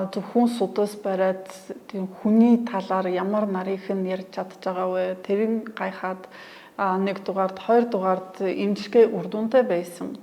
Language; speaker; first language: Mongolian; non-native, fluent; Polish